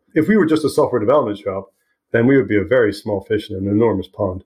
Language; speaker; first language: English; native; English